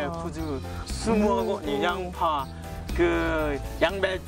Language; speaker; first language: Korean; non-native, learner; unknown